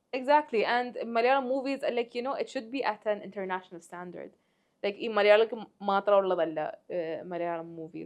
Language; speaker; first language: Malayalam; non-native, fluent; Arabic